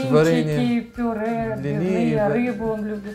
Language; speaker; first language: Russian; native; Russian